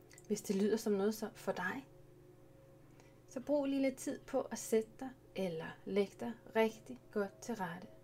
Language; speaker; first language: Danish; native; Danish